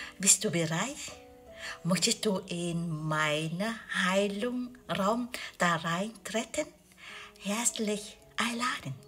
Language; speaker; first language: German; non-native, learner; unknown